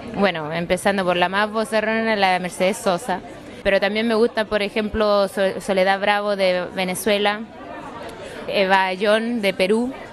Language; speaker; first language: Spanish; early bilingual, heritage; Spanish